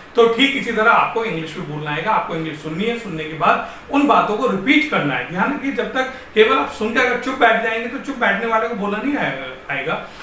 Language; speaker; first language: Hindi; native; Hindi